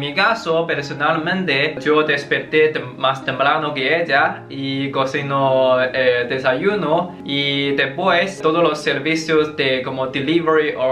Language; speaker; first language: Spanish; non-native, learner; Chinese